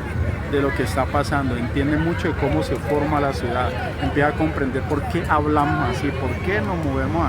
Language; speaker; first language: Spanish; native; Spanish